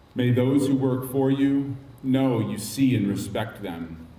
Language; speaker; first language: English; native; English